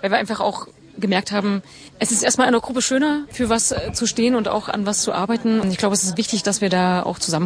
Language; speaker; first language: German; native; German